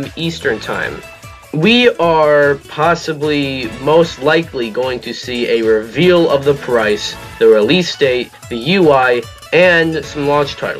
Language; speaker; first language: English; native; English